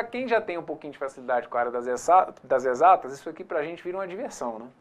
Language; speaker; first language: Portuguese; native; Portuguese